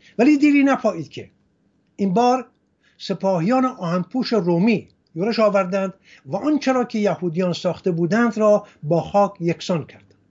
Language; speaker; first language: Persian; non-native, local second language; Assyrian Neo-Aramaic